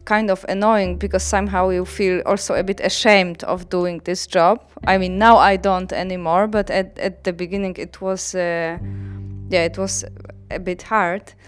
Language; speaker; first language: English; non-native, fluent; Polish